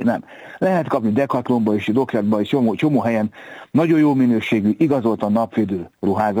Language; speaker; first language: Hungarian; native; Hungarian